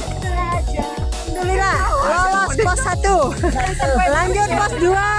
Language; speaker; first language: Indonesian; native; Indonesian